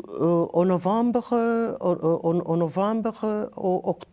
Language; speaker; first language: French; non-native, learner; Portuguese